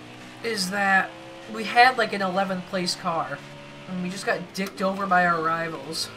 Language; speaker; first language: English; native; English